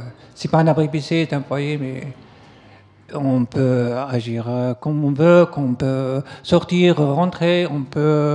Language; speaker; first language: French; non-native, local second language; Arabic